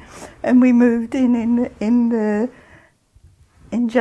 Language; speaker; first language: English; native; English